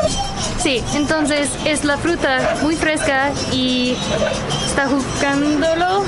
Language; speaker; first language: Spanish; non-native, learner; English